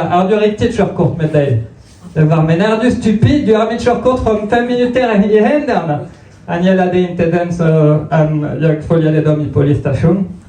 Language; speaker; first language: Swedish; non-native, fluent; French